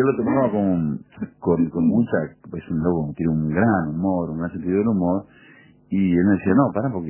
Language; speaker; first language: Spanish; native; Spanish